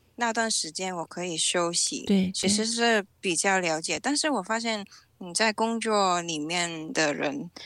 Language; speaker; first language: Chinese; non-native, local second language; Cantonese